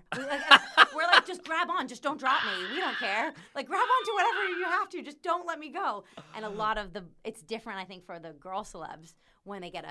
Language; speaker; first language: English; native; English